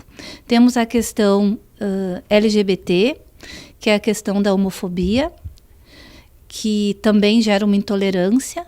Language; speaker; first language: Portuguese; native; Portuguese